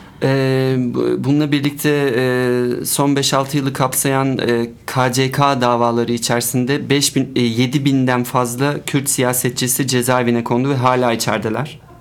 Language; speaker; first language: Turkish; native; Turkish